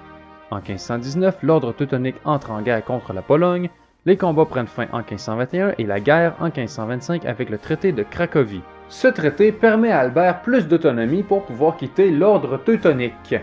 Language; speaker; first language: French; native; French